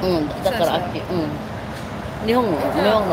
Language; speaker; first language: Japanese; non-native, fluent; Filipino